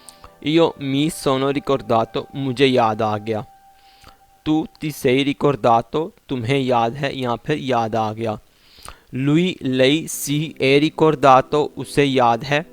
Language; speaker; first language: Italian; non-native, fluent; Urdu